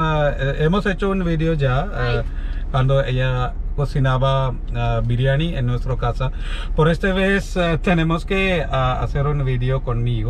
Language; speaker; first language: Spanish; non-native, learner; Malayalam